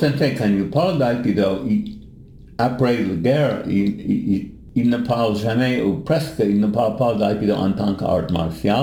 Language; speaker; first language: French; non-native, learner; English